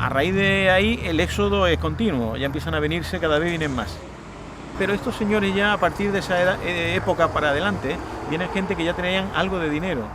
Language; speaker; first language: Spanish; native; Spanish